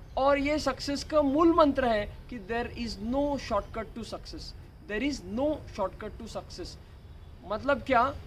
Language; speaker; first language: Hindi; non-native, local second language; Marathi